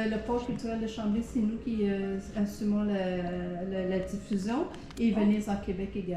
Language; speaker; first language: French; native; French